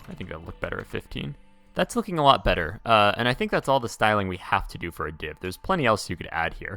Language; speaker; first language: English; native; English